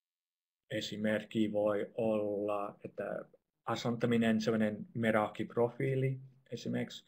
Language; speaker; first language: Finnish; non-native, fluent; English